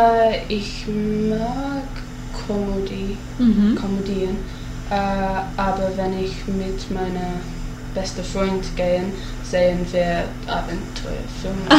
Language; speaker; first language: German; non-native, learner; English